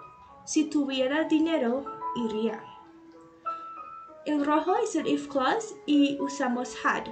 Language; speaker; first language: Spanish; non-native, fluent; English